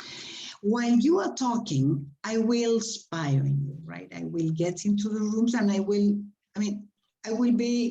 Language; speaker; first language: English; non-native, fluent; Spanish